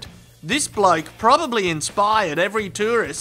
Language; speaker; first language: English; native; English